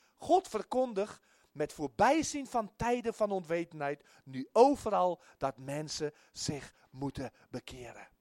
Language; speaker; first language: Dutch; non-native, fluent; Afrikaans